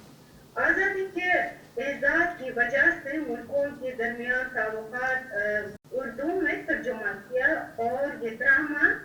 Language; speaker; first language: Hindi; non-native, fluent; Uzbek